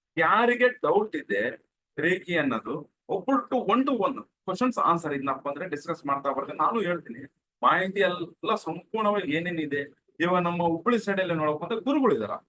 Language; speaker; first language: Kannada; non-native, local second language; Telugu